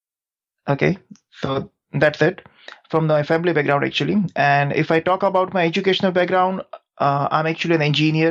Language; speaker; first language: English; non-native, local second language; Gujarati